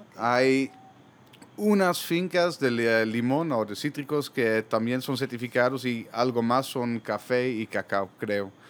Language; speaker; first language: Spanish; non-native, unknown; Dutch